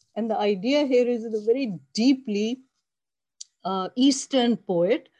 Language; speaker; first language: English; non-native, local second language; Urdu